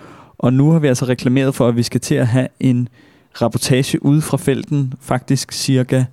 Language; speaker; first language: Danish; native; Danish